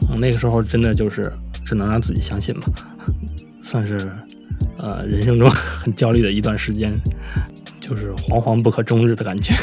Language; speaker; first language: Chinese; native; Chinese